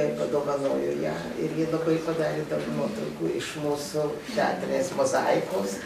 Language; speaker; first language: Lithuanian; native; Lithuanian